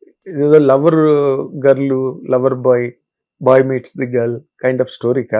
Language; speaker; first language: Telugu; native; Telugu